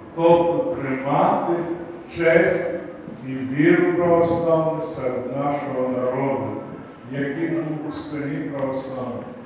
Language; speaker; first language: Ukrainian; native; Ukrainian